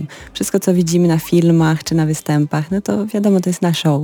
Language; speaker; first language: Polish; non-native, fluent; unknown